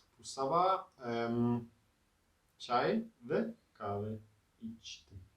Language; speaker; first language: Turkish; non-native, learner; English